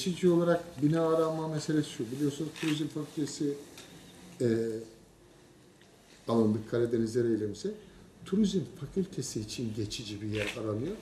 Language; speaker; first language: Turkish; native; Turkish